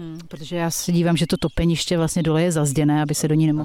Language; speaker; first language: Czech; native; Czech